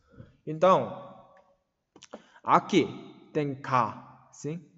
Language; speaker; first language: Portuguese; non-native, learner; Korean